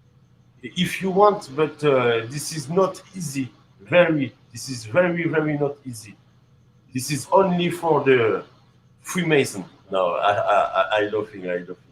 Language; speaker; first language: English; non-native, learner; French